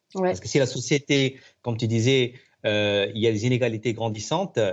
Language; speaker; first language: French; non-native, fluent; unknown